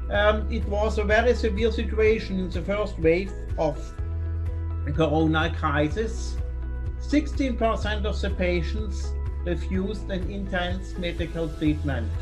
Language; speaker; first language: English; non-native, fluent; German